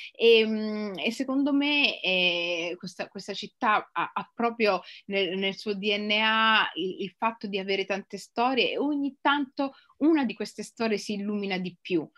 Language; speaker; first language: Italian; native; Italian